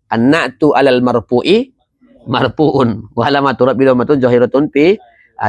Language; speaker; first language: Arabic; non-native, fluent; Indonesian